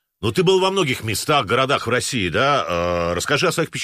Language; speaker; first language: Russian; native; Russian